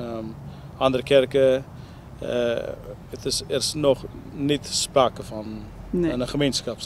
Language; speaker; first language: Dutch; non-native, learner; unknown